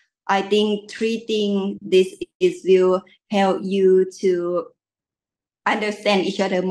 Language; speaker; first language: English; non-native, learner; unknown